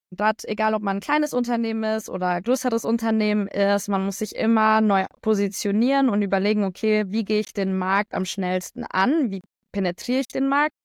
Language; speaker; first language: German; early bilingual, other home language; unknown